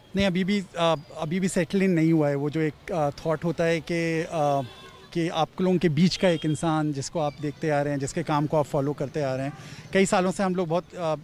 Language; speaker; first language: Hindi; native; Hindi